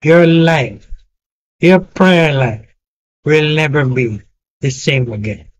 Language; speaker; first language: English; non-native, local second language; Filipino